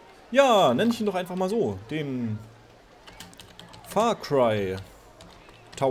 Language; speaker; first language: German; native; German